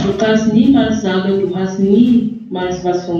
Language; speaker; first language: German; non-native, fluent; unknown